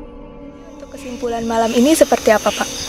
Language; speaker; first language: Indonesian; native; Indonesian